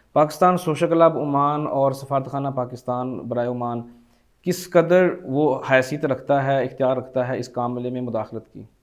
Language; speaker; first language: Urdu; non-native, local second language; Punjabi